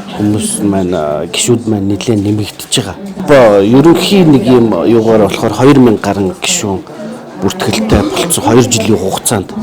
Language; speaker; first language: Mongolian; native; Mongolian